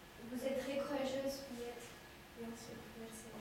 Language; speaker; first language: French; non-native, learner; Russian